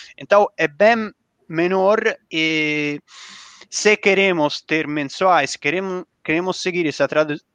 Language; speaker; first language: Portuguese; non-native, learner; Italian